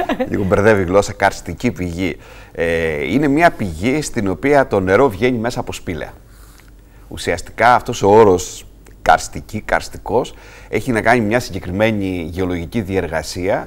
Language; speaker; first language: Greek; native; Greek